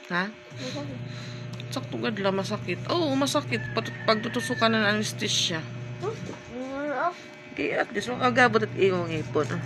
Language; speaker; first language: Filipino; native; Filipino